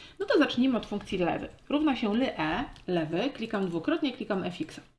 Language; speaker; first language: Polish; native; Polish